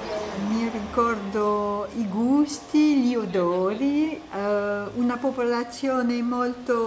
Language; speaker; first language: Italian; non-native, fluent; French